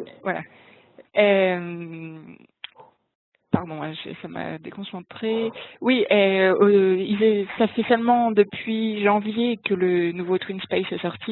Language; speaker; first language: French; native; French